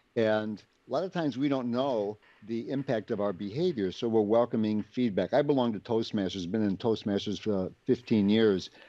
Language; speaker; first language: English; native; English